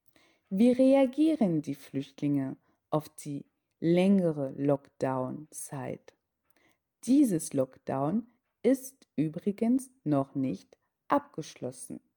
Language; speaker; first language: German; non-native, fluent; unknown